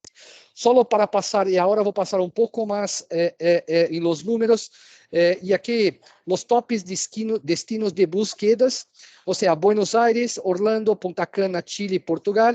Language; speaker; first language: Spanish; non-native, fluent; Portuguese